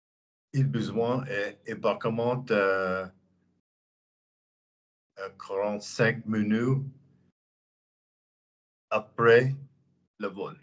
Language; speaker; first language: French; non-native, learner; English